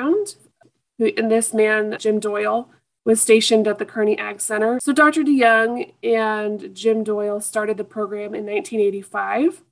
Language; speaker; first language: English; native; English